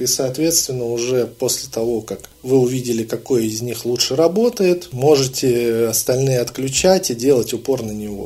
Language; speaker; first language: Russian; native; Russian